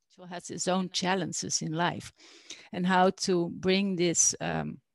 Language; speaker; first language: English; non-native, fluent; Dutch